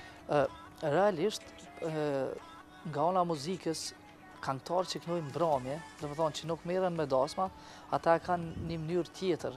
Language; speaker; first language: Albanian; native; Albanian